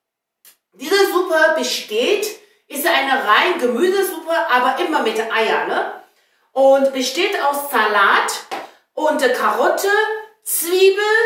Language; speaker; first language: German; non-native, learner; Chinese